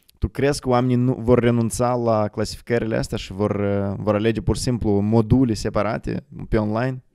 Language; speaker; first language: Romanian; native; Romanian